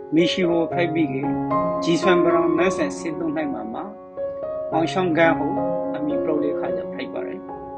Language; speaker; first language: Burmese; native; Burmese